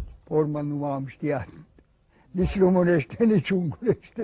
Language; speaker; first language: Romanian; non-native, local second language; Hungarian